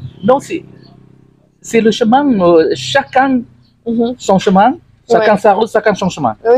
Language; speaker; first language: French; non-native, learner; Indonesian